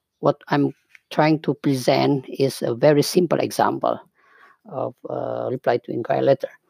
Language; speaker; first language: English; non-native, fluent; Indonesian